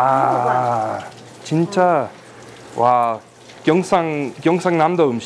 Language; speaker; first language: Korean; non-native, learner; English